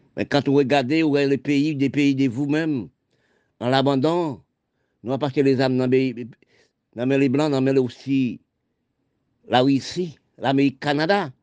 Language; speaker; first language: French; non-native, local second language; Haitian Creole